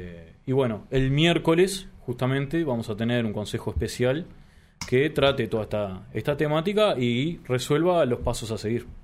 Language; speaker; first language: Spanish; native; Spanish